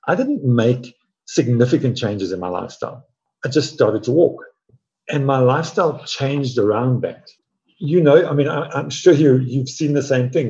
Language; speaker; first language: English; native; English